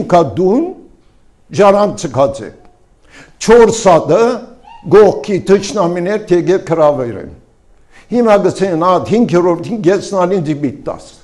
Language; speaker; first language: Armenian; early bilingual, heritage; Armenian